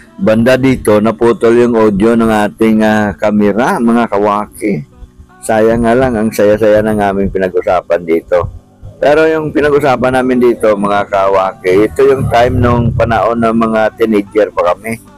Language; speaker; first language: Filipino; non-native, local second language; Hiligaynon